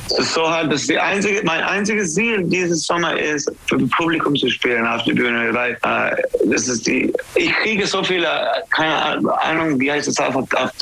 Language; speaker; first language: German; non-native, learner; English